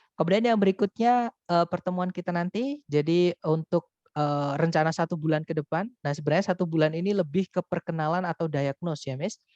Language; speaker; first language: Indonesian; non-native, local second language; Javanese